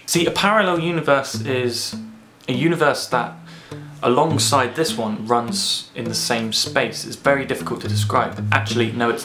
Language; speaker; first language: English; native; English